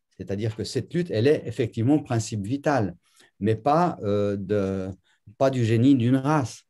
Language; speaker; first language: French; native; French